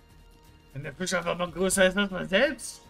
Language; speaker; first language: German; native; German